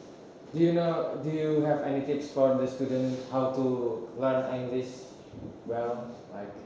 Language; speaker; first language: English; non-native, learner; Indonesian